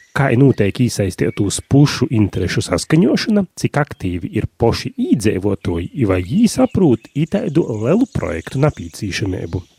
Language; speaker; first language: Latvian; native; Latvian